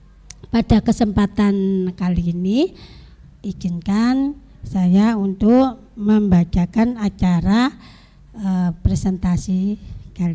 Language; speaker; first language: Indonesian; native; Indonesian